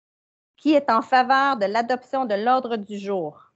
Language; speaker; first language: French; native; French